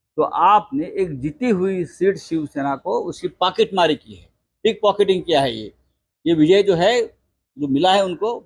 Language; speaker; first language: Hindi; non-native, local second language; Marathi